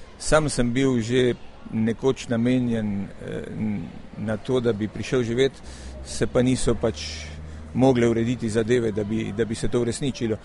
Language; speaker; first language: Slovenian; early bilingual, heritage; Slovenian